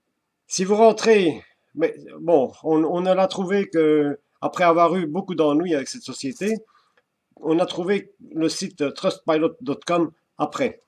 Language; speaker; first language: French; native; French